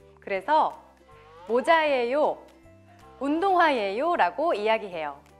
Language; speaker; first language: Korean; native; Korean